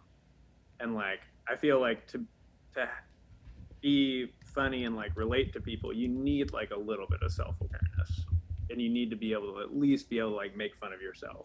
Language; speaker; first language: English; native; English